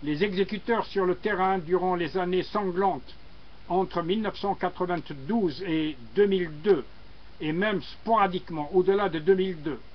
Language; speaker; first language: French; non-native, local second language; Arabic